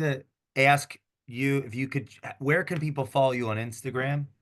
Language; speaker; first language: English; native; English